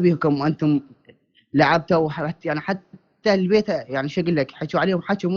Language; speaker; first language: Arabic; native; Arabic